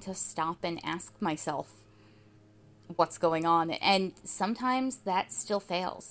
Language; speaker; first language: English; native; English